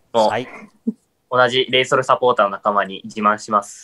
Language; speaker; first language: Japanese; native; Japanese